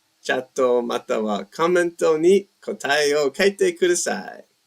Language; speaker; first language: Japanese; non-native, learner; English